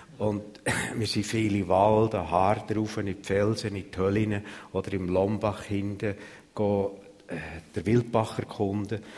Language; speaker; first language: German; native; German